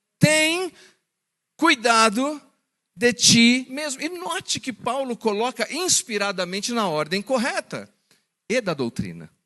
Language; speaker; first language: Portuguese; native; Portuguese